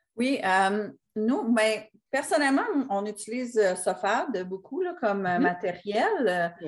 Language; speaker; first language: French; native; French